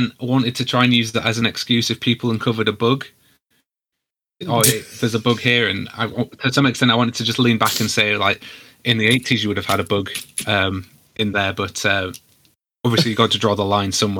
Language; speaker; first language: English; native; English